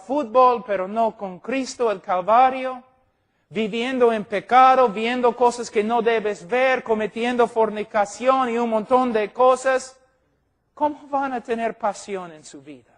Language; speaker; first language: Spanish; non-native, fluent; English